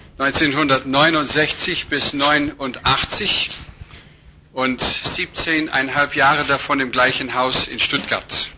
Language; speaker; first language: German; non-native, fluent; English